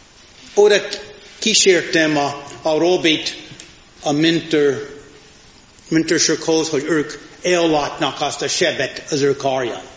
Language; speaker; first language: Hungarian; non-native, fluent; English